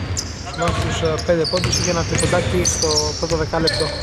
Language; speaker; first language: Greek; native; Greek